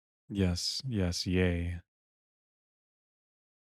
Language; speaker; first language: English; native; English